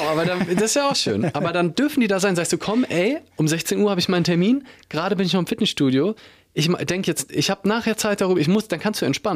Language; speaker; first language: German; native; German